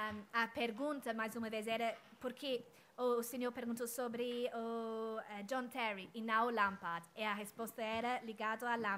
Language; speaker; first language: Portuguese; non-native, fluent; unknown